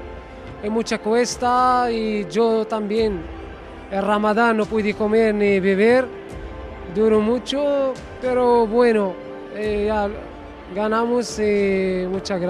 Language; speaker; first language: Spanish; non-native, learner; Arabic